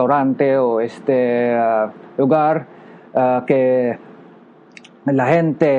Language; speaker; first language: Spanish; non-native, learner; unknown